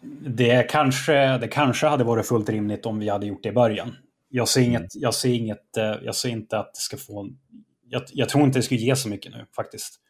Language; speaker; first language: Swedish; native; Swedish